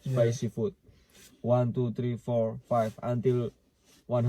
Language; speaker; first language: English; non-native, learner; Indonesian